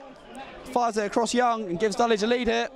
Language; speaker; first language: English; native; English